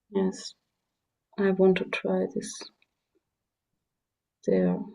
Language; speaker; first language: English; non-native, fluent; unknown